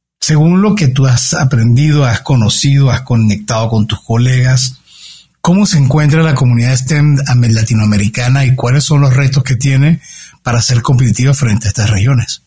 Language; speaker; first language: Spanish; native; Spanish